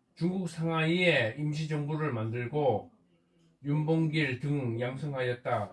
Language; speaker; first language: Korean; native; Korean